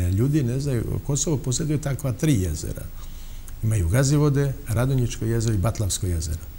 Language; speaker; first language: Bosnian; non-native, local second language; Albanian